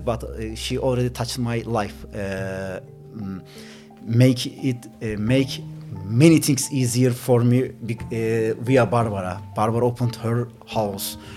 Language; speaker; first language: English; non-native, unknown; Turkish